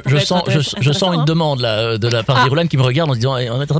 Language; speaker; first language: French; native; French